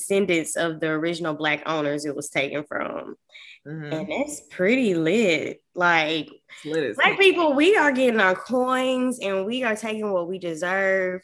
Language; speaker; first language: English; native; English